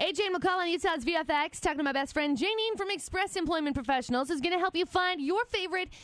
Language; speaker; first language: English; native; English